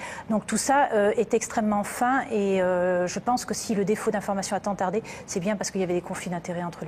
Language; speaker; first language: French; native; French